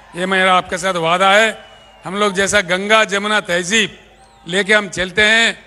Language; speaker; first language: Hindi; non-native, local second language; Telugu